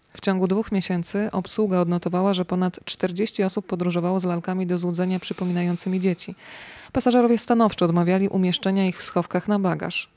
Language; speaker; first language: Polish; native; Polish